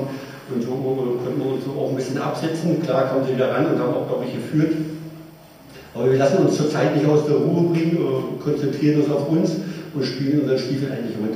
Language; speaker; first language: German; native; German